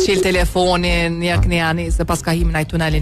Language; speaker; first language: Albanian; native; Albanian